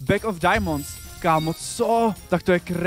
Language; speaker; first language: Czech; native; Czech